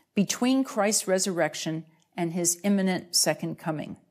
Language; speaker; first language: English; native; English